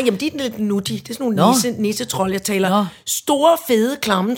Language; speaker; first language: Danish; native; Danish